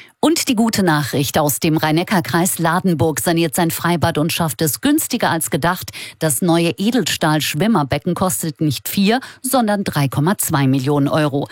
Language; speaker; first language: German; native; German